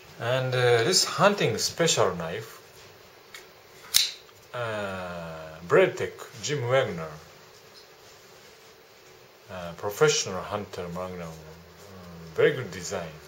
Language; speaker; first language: English; non-native, learner; Japanese